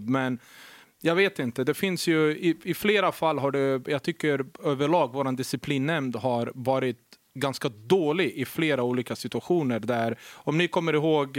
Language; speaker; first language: Swedish; native; Swedish